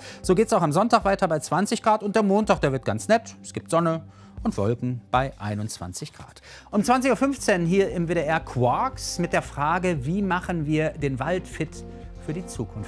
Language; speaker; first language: German; native; German